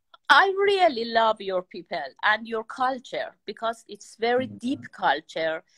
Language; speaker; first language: English; non-native, learner; Persian